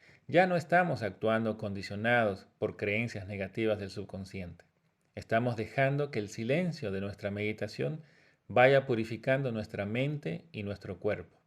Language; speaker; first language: Spanish; native; Spanish